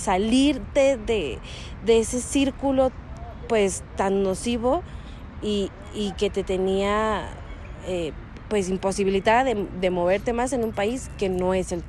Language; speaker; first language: Spanish; native; Spanish